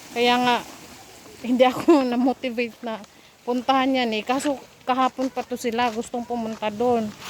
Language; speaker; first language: Filipino; non-native, local second language; Cebuano